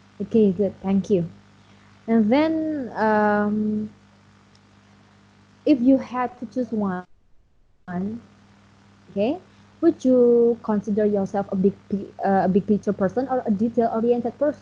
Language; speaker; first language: English; non-native, learner; Indonesian